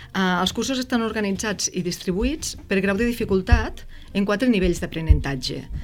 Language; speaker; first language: Catalan; native; Catalan